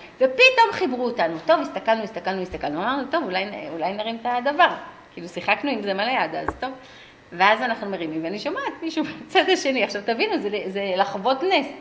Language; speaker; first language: Hebrew; early bilingual, other home language; English